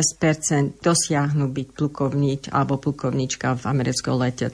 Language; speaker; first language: Slovak; early bilingual, heritage; English